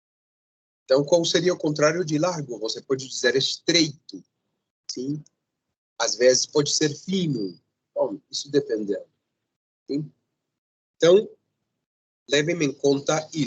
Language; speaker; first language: Portuguese; non-native, fluent; Spanish